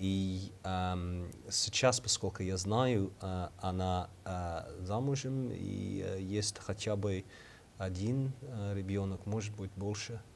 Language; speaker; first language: Russian; non-native, fluent; English